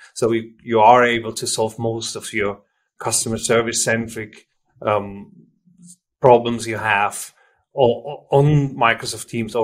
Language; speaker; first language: English; non-native, fluent; German